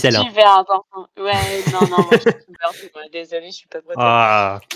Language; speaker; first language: French; native; French